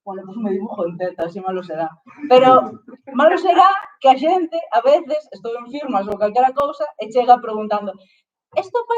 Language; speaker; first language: Spanish; non-native, local second language; Galician